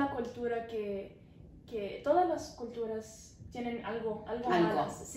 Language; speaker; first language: Spanish; early bilingual, heritage; Spanish